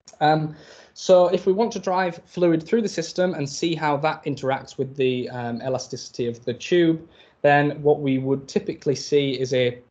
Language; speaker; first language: English; native; English